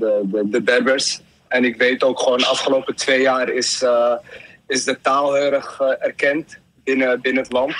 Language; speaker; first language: Dutch; early bilingual, other home language; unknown